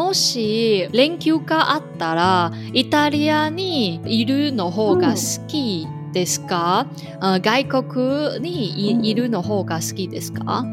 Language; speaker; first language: Japanese; non-native, learner; Chinese